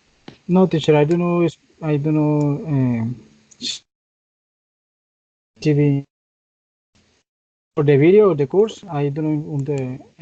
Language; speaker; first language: English; non-native, learner; Spanish